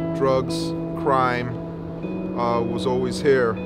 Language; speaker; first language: English; native; English